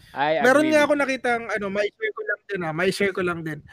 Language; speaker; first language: Filipino; non-native, local second language; Cebuano